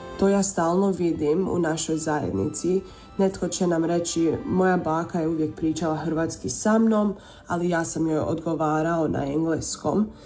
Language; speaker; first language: Croatian; early bilingual, heritage; Croatian